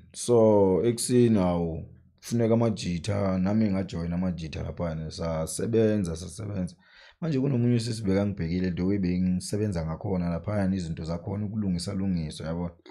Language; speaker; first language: Zulu; native; Zulu